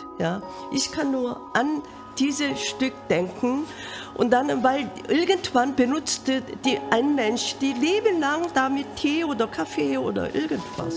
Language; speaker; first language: German; non-native, fluent; Korean